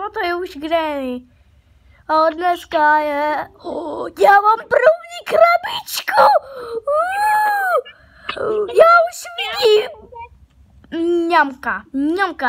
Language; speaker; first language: Czech; early bilingual, other home language; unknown